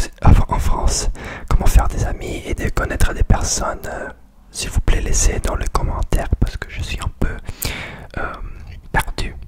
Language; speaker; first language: French; non-native, learner; English